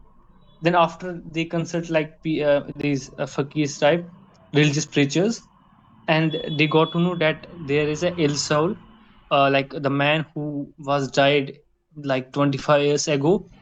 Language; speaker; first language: English; non-native, learner; Hindi